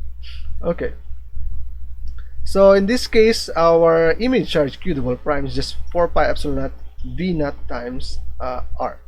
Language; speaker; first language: English; non-native, local second language; Filipino